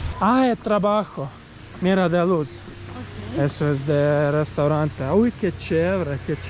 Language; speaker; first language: Spanish; non-native, learner; Croatian